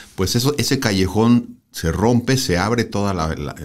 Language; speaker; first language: Spanish; native; Spanish